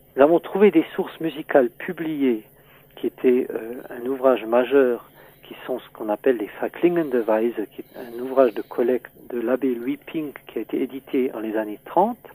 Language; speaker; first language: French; native; French